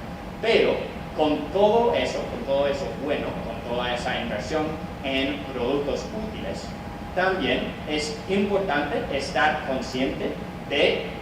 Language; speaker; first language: Spanish; non-native, fluent; English